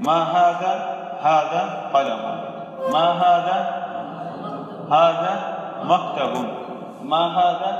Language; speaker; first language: Arabic; non-native, fluent; Urdu